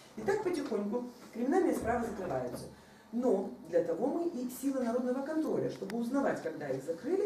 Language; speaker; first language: Russian; non-native, local second language; Ukrainian